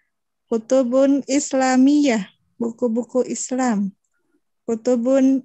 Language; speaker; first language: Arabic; non-native, learner; Indonesian